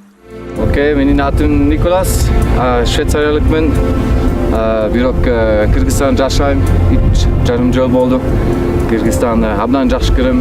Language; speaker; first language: Kyrgyz; non-native, learner; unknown